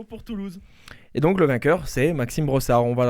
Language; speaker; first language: French; native; French